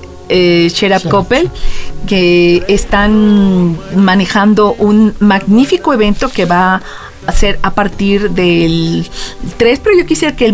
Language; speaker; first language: Spanish; native; Spanish